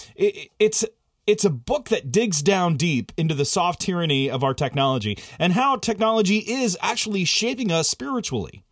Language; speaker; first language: English; native; English